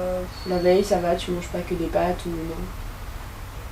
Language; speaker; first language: French; native; French